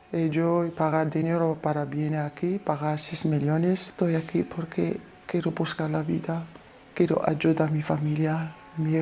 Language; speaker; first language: Spanish; non-native, learner; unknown